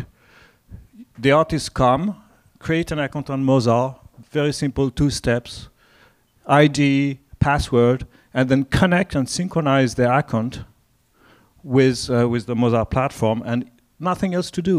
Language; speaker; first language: English; non-native, fluent; French